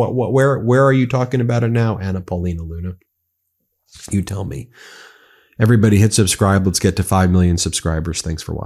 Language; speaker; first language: English; native; English